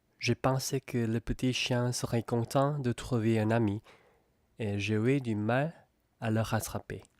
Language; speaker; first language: French; non-native, fluent; Korean